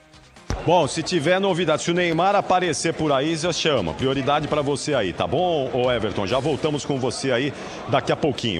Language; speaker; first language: Portuguese; native; Portuguese